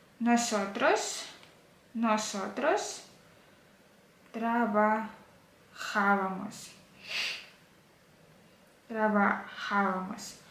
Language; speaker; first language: Spanish; non-native, fluent; Ukrainian